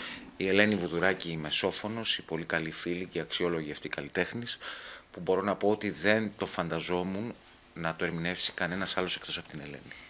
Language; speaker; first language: Greek; native; Greek